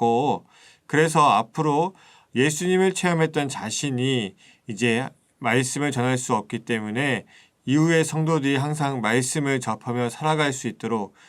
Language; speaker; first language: Korean; native; Korean